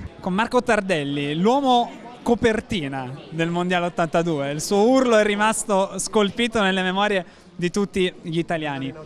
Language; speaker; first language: Italian; native; Italian